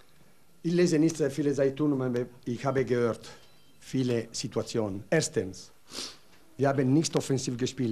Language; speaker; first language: German; non-native, learner; Italian